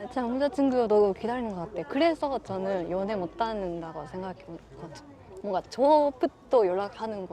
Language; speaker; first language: Korean; non-native, learner; Japanese